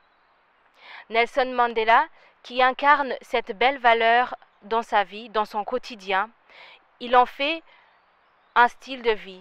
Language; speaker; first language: French; non-native, local second language; Rundi